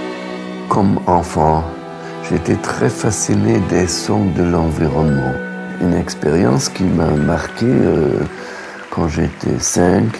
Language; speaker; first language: French; non-native, fluent; German